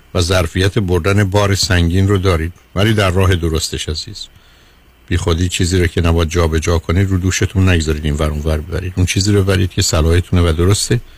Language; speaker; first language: Persian; native; Persian